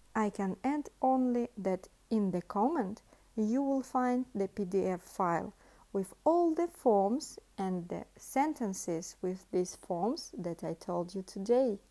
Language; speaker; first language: English; non-native, fluent; Russian